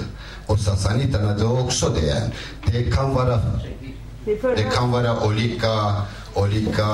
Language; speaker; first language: Swedish; non-native, fluent; Kurdish